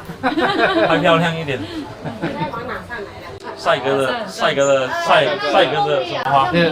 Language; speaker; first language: Chinese; native; Chinese